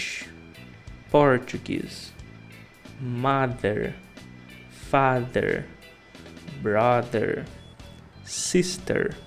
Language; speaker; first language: English; non-native, fluent; Portuguese